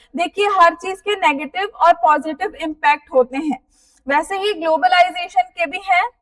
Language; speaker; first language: Hindi; native; Hindi